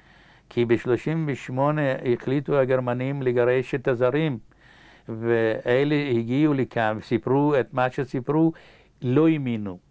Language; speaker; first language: Hebrew; non-native, fluent; Yiddish